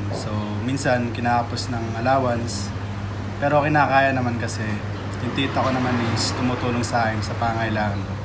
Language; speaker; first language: Filipino; native; Filipino